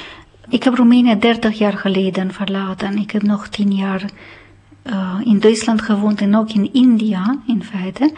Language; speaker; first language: Dutch; non-native, fluent; Romanian